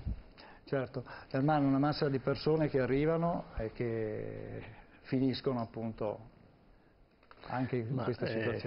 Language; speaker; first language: Italian; native; Italian